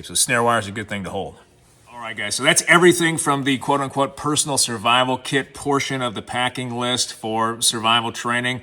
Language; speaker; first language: English; native; English